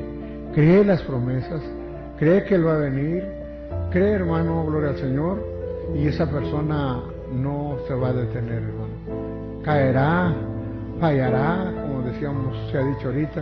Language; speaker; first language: Spanish; native; Spanish